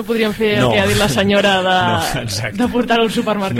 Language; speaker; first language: Catalan; native; Catalan